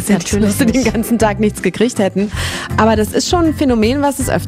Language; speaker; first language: German; native; German